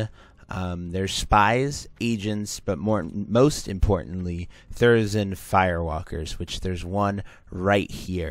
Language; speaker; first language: English; native; English